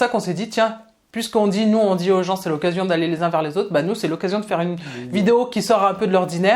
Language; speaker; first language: French; native; French